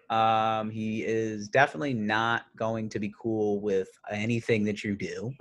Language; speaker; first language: English; native; English